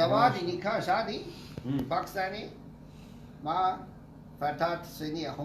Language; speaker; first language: Arabic; non-native, fluent; Chinese